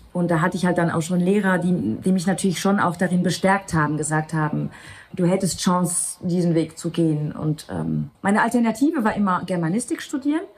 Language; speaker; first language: German; non-native, local second language; Luxembourgish